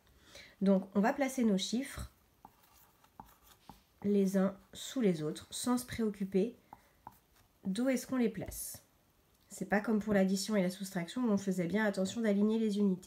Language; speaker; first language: French; native; French